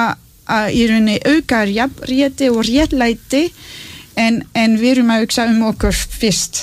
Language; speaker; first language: Icelandic; non-native, learner; French